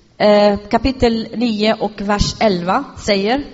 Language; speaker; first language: Swedish; non-native, fluent; Arabic